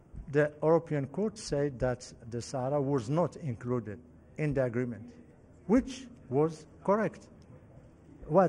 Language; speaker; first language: English; non-native, fluent; Arabic